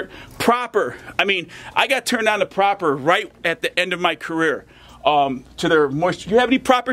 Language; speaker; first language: English; native; English